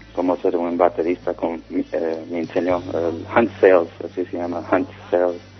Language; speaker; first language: Spanish; early bilingual, heritage; Spanish